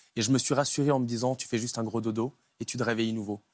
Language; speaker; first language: French; native; French